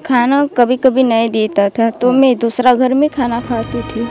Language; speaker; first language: Hindi; non-native, local second language; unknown